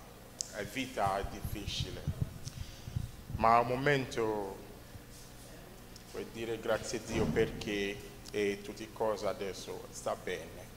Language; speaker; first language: Italian; non-native, learner; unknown